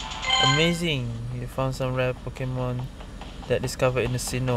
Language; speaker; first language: English; non-native, local second language; Malay